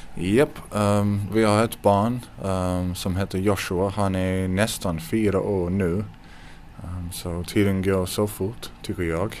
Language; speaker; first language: Swedish; non-native, fluent; English